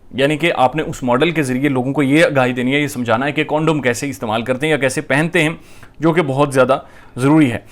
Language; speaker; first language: Urdu; native; Urdu